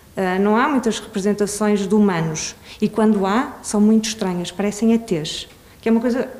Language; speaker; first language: Portuguese; early bilingual, other home language; Swedish